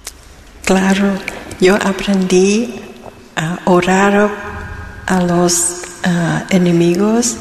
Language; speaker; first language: Spanish; non-native, learner; Vietnamese